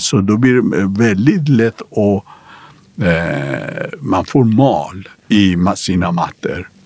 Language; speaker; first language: Swedish; non-native, fluent; Persian